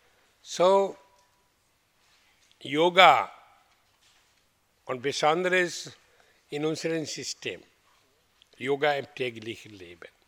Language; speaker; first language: German; non-native, fluent; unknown